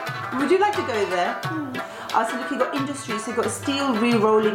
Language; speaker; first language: English; early bilingual, other home language; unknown